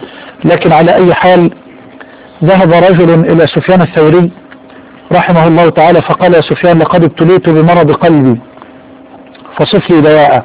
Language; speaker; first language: Arabic; native; Arabic